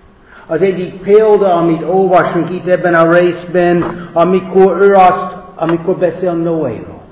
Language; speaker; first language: Hungarian; non-native, fluent; English